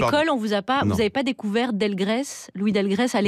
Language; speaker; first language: French; native; French